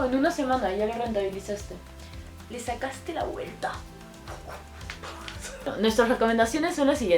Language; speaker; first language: Spanish; native; Spanish